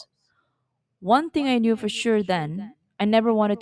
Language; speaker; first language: English; non-native, local second language; Malay